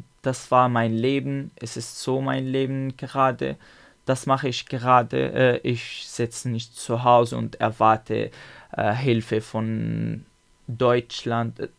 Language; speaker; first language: German; non-native, learner; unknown